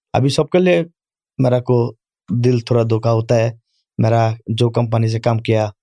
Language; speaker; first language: Urdu; non-native, learner; Bangla